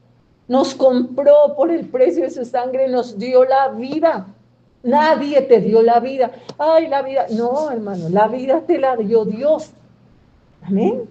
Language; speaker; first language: Spanish; native; Spanish